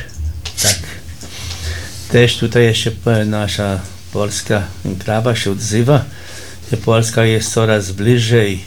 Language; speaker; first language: Polish; early bilingual, heritage; Polish